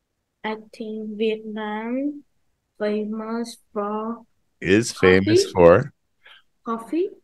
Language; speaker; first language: English; non-native, learner; Vietnamese